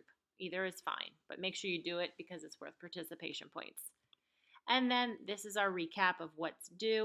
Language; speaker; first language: English; native; English